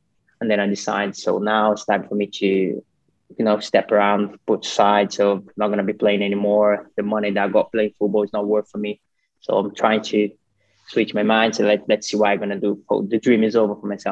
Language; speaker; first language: English; non-native, fluent; Portuguese